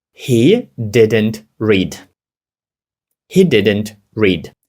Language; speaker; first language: English; non-native, fluent; Ukrainian